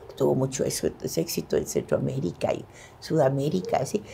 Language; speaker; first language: Spanish; native; Spanish